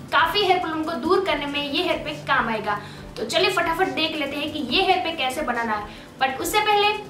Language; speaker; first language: Hindi; native; Hindi